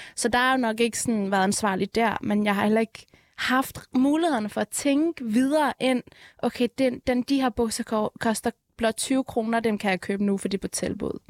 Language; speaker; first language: Danish; early bilingual, other home language; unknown